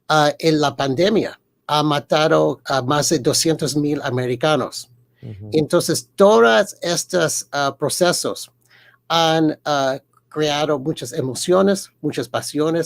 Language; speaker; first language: Spanish; early bilingual, heritage; Spanish